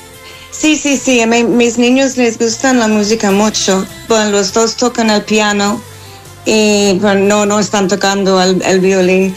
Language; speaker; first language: Spanish; non-native, fluent; English